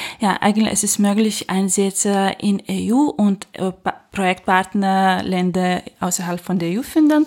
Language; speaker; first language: German; non-native, fluent; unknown